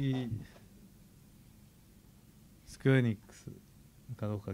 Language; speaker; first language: Japanese; native; Japanese